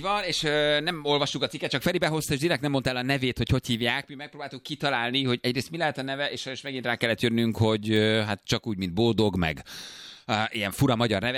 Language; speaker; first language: Hungarian; native; Hungarian